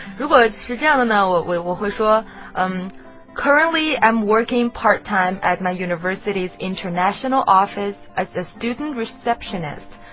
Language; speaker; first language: English; non-native, fluent; Chinese